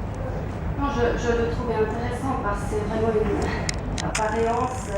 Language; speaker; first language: French; non-native, local second language; German